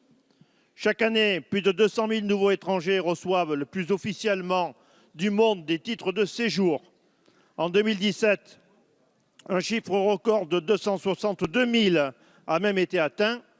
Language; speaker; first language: French; native; French